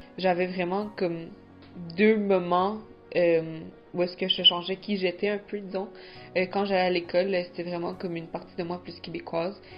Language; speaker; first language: French; early bilingual, other home language; Spanish